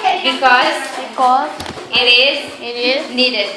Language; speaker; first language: English; non-native, fluent; Korean